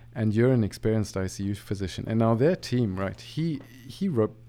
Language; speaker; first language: English; native; English